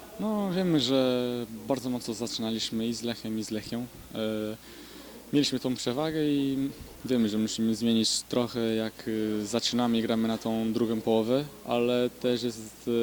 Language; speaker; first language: Polish; non-native, fluent; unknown